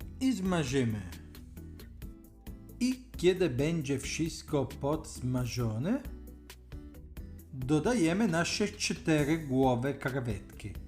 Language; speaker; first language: Polish; non-native, learner; Italian